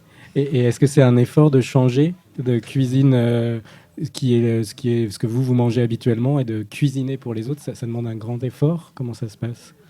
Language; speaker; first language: French; native; French